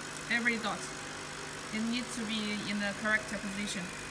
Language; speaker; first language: English; non-native, fluent; Chinese